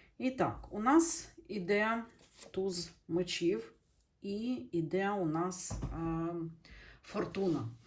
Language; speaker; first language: Ukrainian; non-native, local second language; Russian